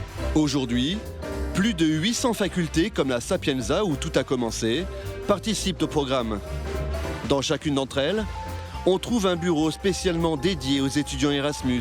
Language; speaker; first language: French; native; French